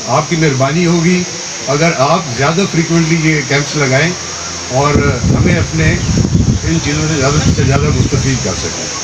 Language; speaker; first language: Urdu; non-native, local second language; Punjabi